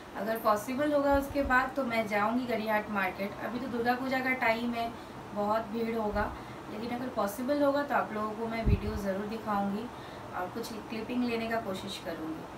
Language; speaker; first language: Hindi; non-native, local second language; Bangla